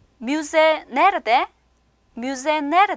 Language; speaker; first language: Turkish; non-native, fluent; Korean